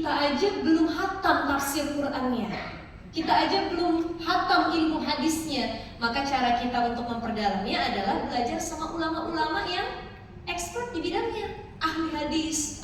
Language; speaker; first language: Indonesian; native; Indonesian